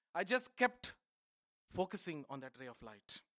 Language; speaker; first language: English; non-native, local second language; Telugu